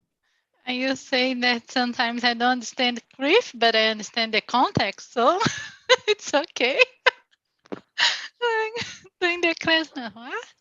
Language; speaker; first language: English; non-native, learner; Portuguese